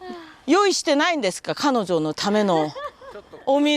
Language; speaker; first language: Japanese; non-native, fluent; Korean